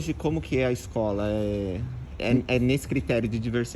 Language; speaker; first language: Portuguese; native; Portuguese